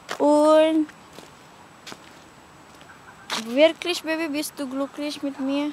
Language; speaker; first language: German; non-native, learner; Indonesian